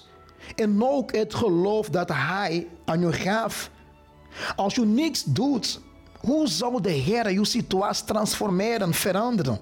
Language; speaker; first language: Dutch; non-native, fluent; Portuguese